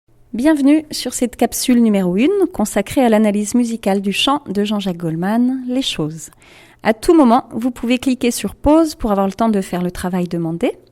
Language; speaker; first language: French; native; French